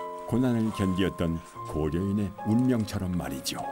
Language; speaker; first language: Korean; native; Korean